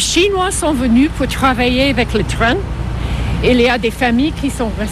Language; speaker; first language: French; non-native, fluent; English